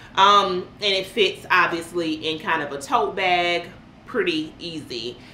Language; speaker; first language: English; native; English